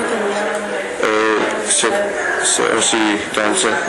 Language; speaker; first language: French; non-native, learner; English